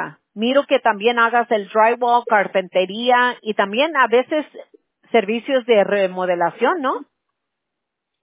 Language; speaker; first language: Spanish; early bilingual, heritage; Spanish